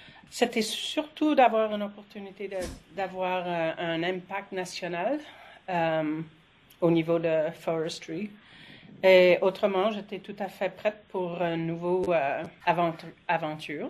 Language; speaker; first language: French; non-native, fluent; English